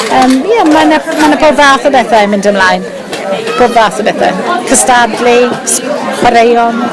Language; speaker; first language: Welsh; native; Welsh